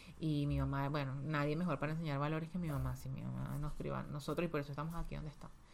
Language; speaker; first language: Spanish; native; Spanish